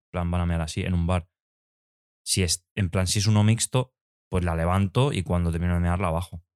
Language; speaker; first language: Spanish; native; Spanish